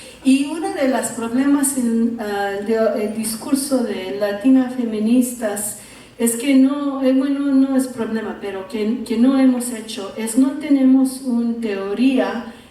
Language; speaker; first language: Spanish; early bilingual, heritage; English